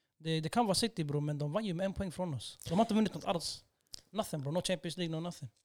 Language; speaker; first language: Swedish; early bilingual, other home language; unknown